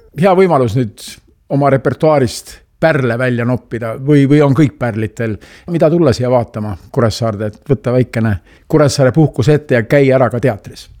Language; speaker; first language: Estonian; native; Estonian